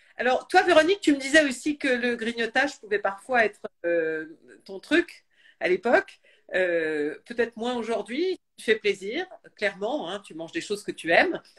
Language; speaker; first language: French; native; French